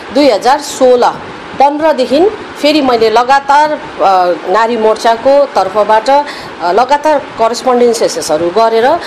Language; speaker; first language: Nepali; native; Nepali